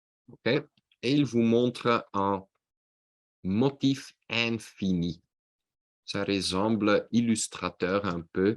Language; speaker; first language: French; non-native, local second language; Dutch